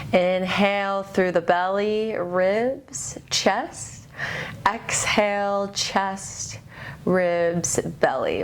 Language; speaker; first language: English; native; English